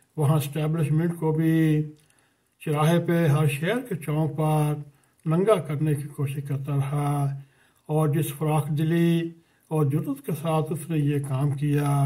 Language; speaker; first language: Urdu; native; Urdu